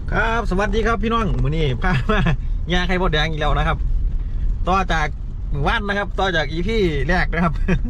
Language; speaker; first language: Thai; non-native, local second language; Northeastern Thai